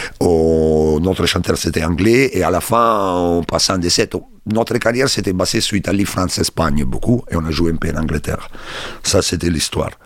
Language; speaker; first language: French; non-native, learner; Italian